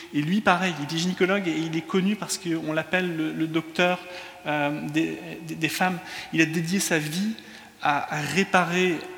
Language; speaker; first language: French; early bilingual, other home language; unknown